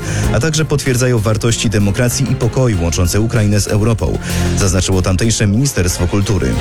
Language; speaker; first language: Polish; native; Polish